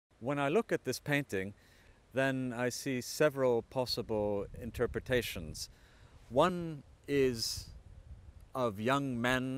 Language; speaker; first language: English; non-native, fluent; Estonian